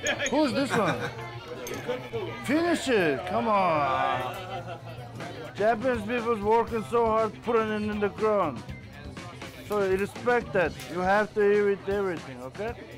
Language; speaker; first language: English; non-native, learner; Mongolian